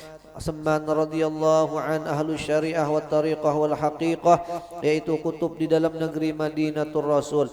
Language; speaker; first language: Indonesian; non-native, local second language; Banjar